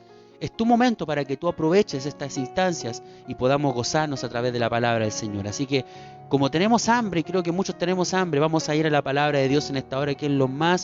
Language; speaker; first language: Spanish; native; Spanish